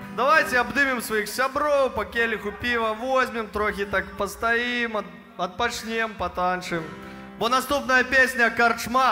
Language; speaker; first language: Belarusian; non-native, local second language; Russian